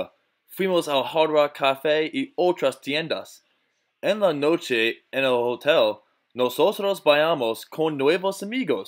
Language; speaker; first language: Spanish; non-native, learner; English